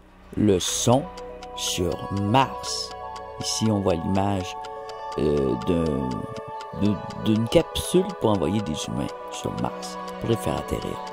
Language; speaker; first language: French; native; French